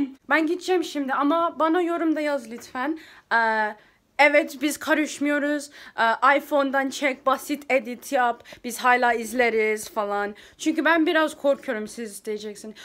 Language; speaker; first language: Turkish; early bilingual, heritage; Turkish